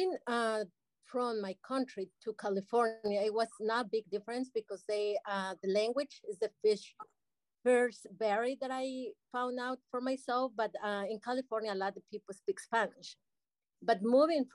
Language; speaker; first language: English; non-native, learner; Spanish